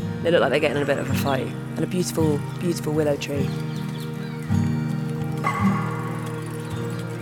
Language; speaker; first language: English; native; English